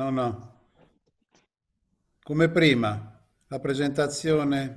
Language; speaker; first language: Italian; native; Italian